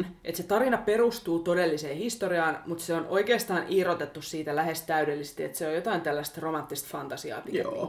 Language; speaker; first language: Finnish; native; Finnish